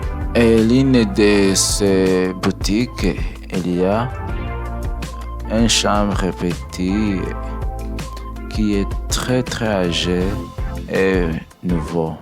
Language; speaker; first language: French; non-native, learner; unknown